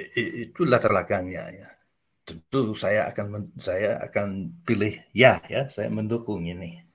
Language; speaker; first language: Indonesian; non-native, fluent; English